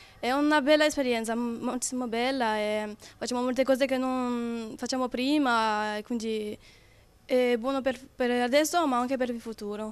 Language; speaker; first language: Italian; non-native, learner; French